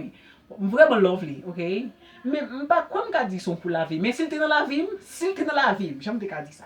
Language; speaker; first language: French; non-native, learner; Haitian Creole